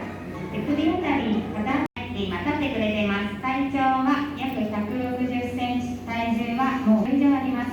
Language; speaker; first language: Japanese; native; Japanese